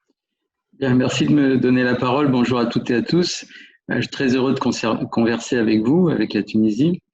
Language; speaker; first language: French; native; French